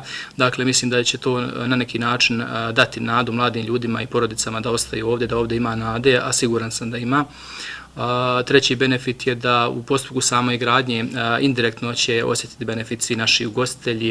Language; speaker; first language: Bosnian; native; Bosnian